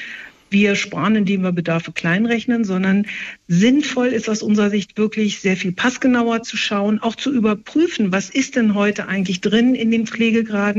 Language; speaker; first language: German; native; German